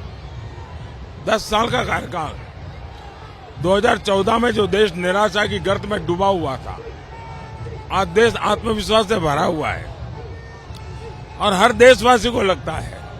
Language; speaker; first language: Hindi; non-native, local second language; Gujarati